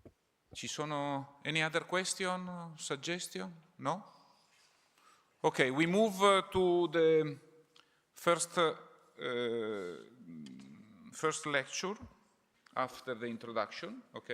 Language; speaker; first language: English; non-native, fluent; Italian